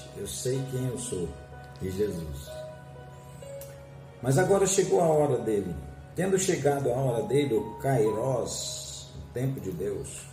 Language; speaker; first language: Portuguese; native; Portuguese